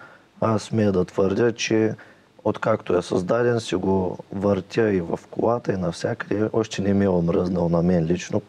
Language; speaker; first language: Bulgarian; native; Bulgarian